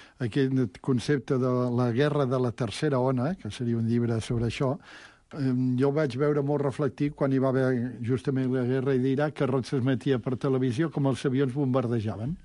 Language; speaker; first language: Catalan; native; Catalan